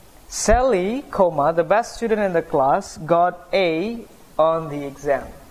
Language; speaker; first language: English; non-native, fluent; Indonesian